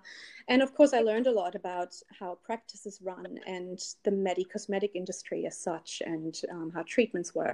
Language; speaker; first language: English; non-native, fluent; German